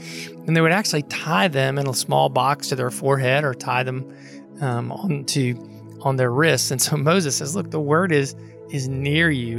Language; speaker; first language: English; native; English